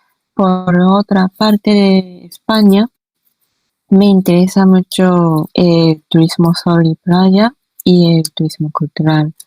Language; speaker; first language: Spanish; non-native, fluent; Korean